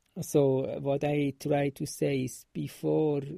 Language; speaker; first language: English; non-native, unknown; Swiss German